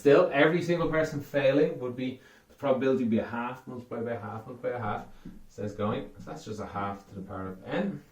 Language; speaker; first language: English; native; English